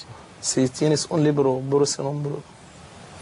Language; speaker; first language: Spanish; non-native, fluent; Arabic